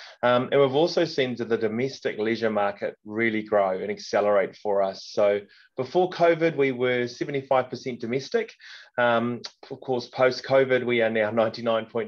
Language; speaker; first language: English; native; English